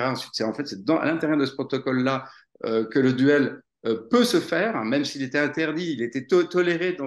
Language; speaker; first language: French; native; French